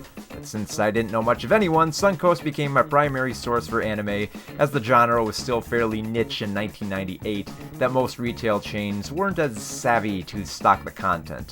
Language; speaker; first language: English; native; English